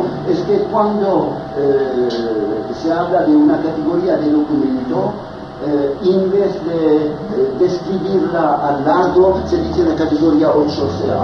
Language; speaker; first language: Spanish; non-native, fluent; French